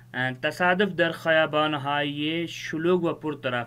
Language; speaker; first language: Persian; non-native, fluent; Urdu